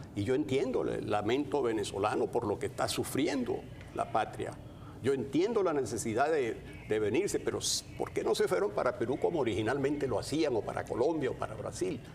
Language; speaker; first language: Spanish; native; Spanish